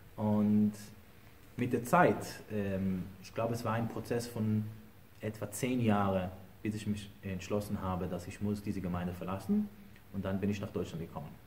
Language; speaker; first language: German; non-native, fluent; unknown